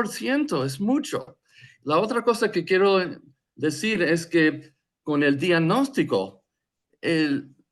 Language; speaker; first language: Spanish; non-native, fluent; English